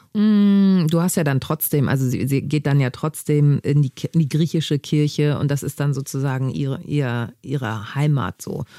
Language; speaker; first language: German; native; German